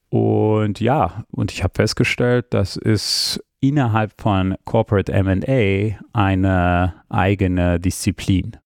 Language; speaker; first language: German; early bilingual, other home language; Armenian